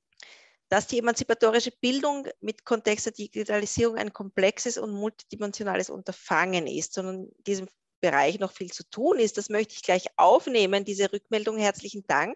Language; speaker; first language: German; native; German